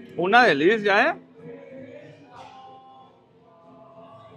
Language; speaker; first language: Spanish; native; Spanish